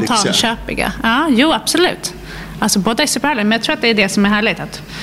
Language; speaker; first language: Swedish; native; Swedish